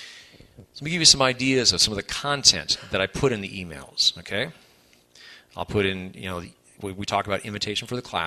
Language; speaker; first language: English; native; English